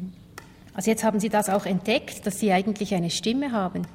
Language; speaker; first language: German; native; German